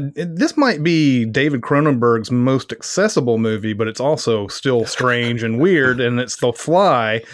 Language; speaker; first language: English; native; English